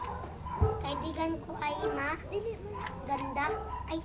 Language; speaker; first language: Filipino; non-native, local second language; Cebuano